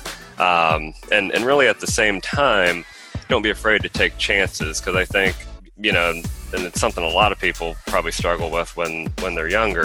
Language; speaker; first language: English; native; English